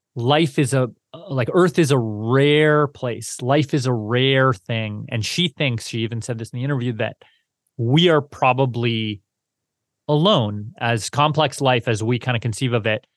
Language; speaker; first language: English; native; English